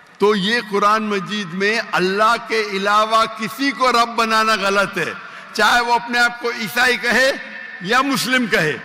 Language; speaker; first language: Urdu; non-native, local second language; Konkani